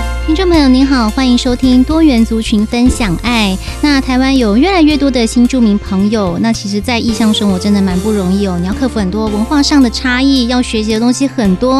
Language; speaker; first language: Chinese; native; Chinese